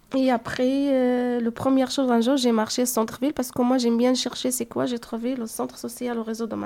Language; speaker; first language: French; non-native, learner; Arabic